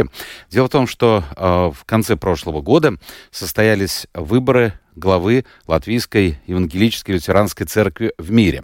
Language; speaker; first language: Russian; native; Russian